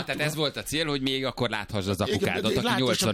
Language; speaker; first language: Hungarian; native; Hungarian